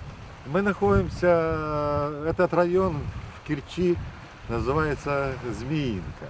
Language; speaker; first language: Russian; native; Russian